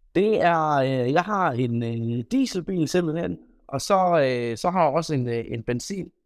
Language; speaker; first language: Danish; native; Danish